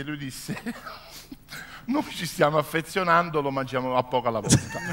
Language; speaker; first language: Italian; native; Italian